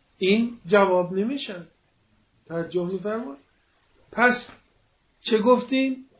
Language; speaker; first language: Persian; non-native, local second language; Azerbaijani